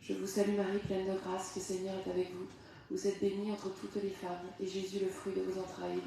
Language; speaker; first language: French; native; French